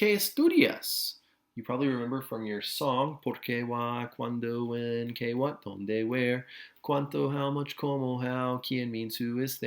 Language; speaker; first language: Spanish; non-native, fluent; English